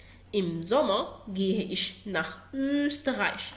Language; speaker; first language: German; non-native, fluent; Arabic